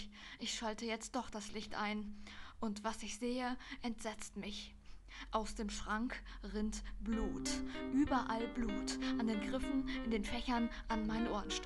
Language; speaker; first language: German; native; German